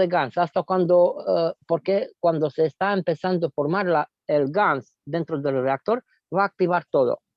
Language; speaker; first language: Spanish; non-native, fluent; Romanian